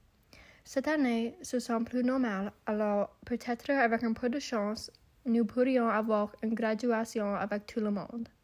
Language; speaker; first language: French; non-native, local second language; English